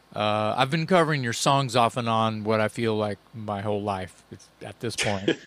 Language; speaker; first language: English; native; English